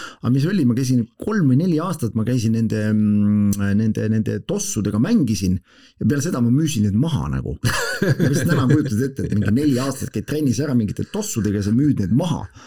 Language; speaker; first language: Estonian; native; Estonian